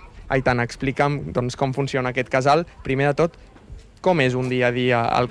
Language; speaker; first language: Catalan; native; Catalan